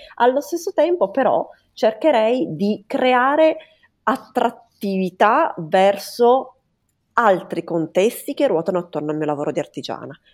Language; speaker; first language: Italian; native; Italian